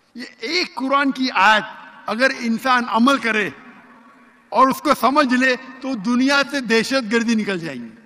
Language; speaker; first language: Urdu; non-native, local second language; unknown